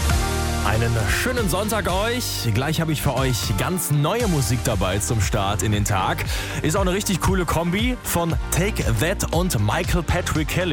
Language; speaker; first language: German; native; German